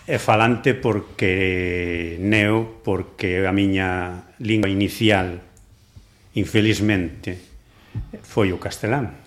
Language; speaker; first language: Galician; non-native, local second language; Spanish